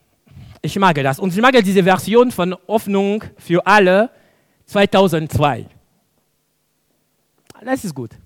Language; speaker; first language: German; non-native, fluent; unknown